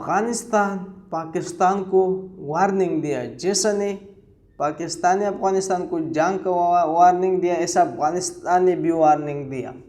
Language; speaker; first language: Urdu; non-native, local second language; Pashto